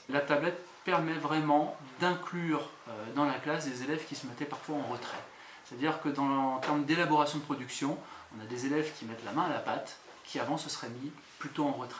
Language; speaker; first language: French; native; French